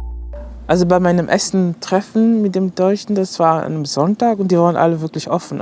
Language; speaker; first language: German; non-native, fluent; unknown